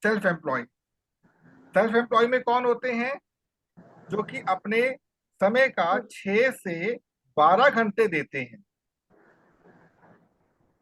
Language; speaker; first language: Hindi; native; Hindi